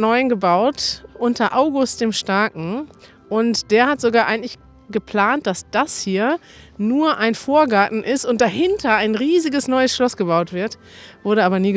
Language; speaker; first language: German; native; German